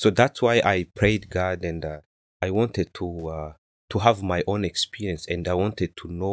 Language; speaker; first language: English; non-native, local second language; Kinyarwanda